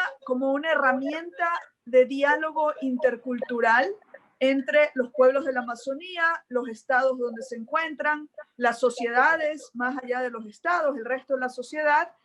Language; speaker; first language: Spanish; native; Spanish